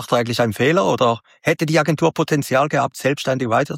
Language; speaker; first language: German; native; German